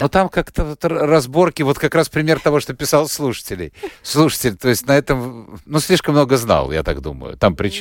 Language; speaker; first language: Russian; native; Russian